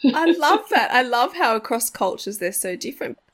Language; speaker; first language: English; native; English